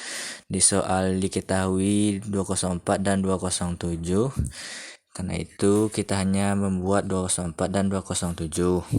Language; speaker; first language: Indonesian; native; Indonesian